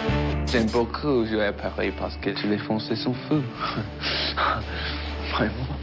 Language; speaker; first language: French; non-native, learner; English